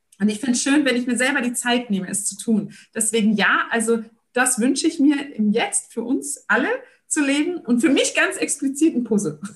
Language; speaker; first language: German; early bilingual, other home language; Turkish